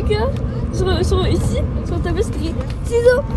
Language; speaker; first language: French; native; French